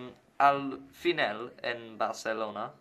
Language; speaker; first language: Spanish; non-native, learner; English